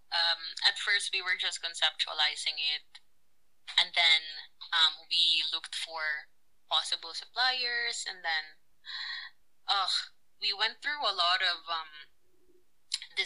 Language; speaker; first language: English; non-native, local second language; Filipino